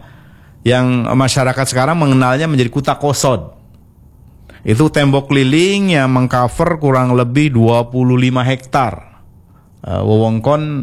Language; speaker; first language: Indonesian; non-native, local second language; Javanese